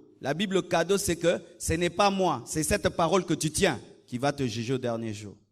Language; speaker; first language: French; non-native, local second language; Lingala